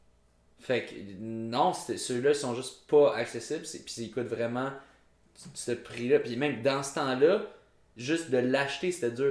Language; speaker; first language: French; native; French